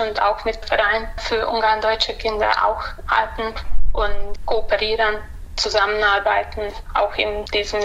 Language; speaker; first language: German; non-native, local second language; Hungarian